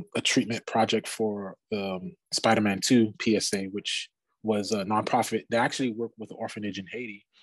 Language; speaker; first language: English; native; English